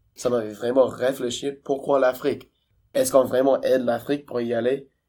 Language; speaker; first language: French; non-native, fluent; English